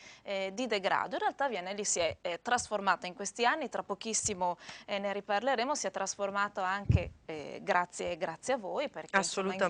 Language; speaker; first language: Italian; native; Italian